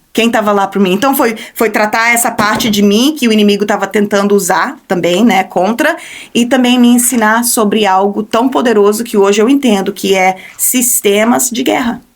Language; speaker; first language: Portuguese; early bilingual, heritage; Portuguese